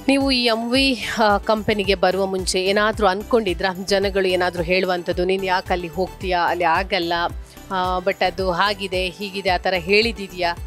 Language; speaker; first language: Kannada; native; Kannada